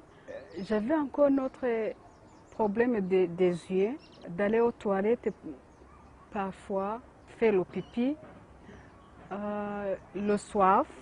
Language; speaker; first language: French; non-native, learner; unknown